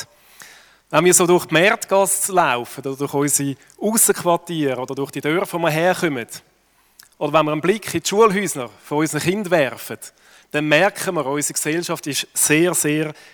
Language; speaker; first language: German; native; German